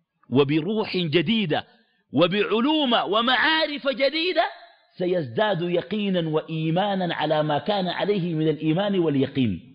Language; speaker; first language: Arabic; native; Arabic